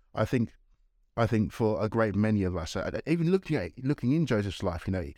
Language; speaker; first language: English; native; English